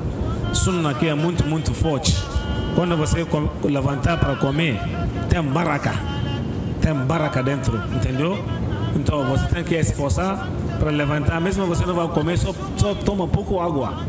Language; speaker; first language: Portuguese; non-native, learner; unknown